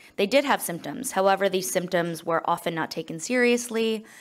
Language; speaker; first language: English; native; English